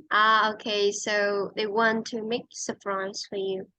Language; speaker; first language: English; non-native, fluent; Vietnamese